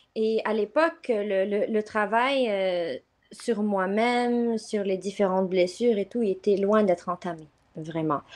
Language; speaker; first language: French; non-native, local second language; Arabic